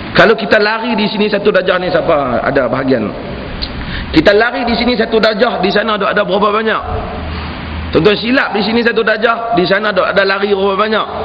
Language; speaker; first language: Malay; native; Malay